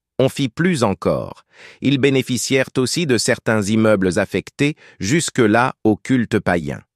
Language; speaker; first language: French; native; French